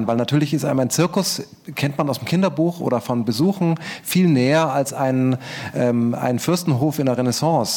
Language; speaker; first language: German; native; German